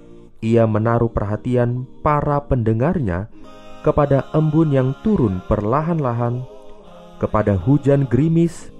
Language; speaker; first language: Indonesian; native; Indonesian